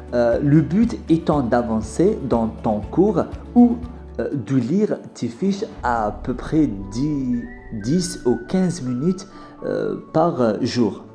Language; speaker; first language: French; non-native, fluent; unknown